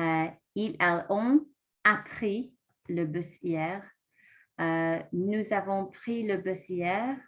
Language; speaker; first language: French; non-native, learner; English